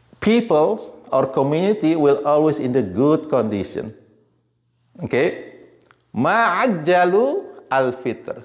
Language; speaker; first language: English; non-native, fluent; Indonesian